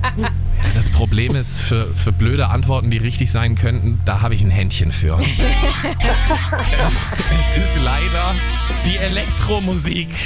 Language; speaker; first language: German; native; German